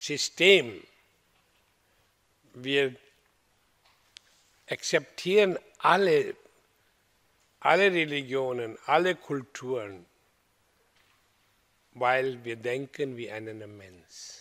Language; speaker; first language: German; non-native, learner; Hindi